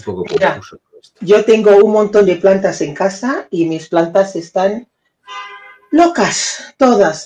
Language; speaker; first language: Spanish; non-native, fluent; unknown